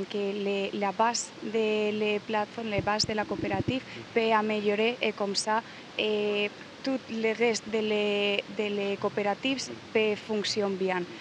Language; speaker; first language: French; non-native, learner; Spanish